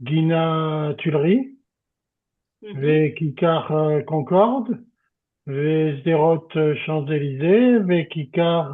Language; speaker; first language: Hebrew; non-native, learner; French